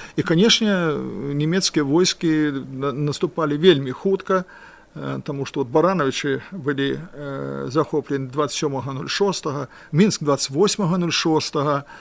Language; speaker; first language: Belarusian; non-native, local second language; Russian